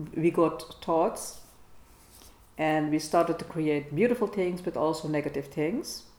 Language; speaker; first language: English; non-native, fluent; Dutch